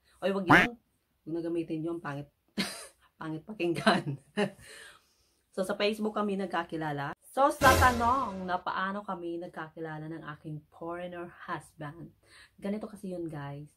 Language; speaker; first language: Filipino; native; Filipino